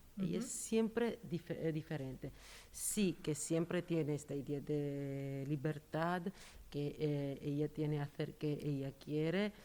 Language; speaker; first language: Spanish; non-native, fluent; Georgian